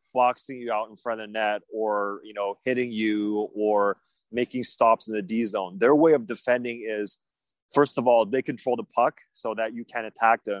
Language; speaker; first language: English; native; English